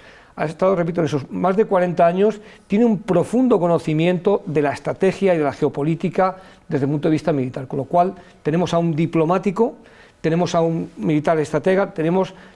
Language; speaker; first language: Spanish; native; Spanish